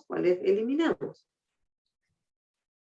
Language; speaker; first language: Spanish; native; Spanish